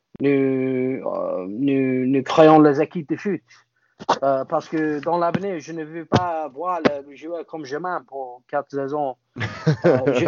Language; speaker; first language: French; non-native, fluent; English